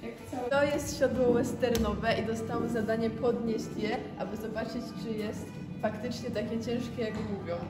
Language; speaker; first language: Polish; native; Polish